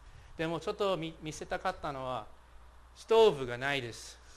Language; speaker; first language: Japanese; non-native, fluent; English